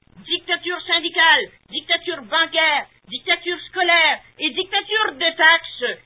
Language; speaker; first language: French; native; French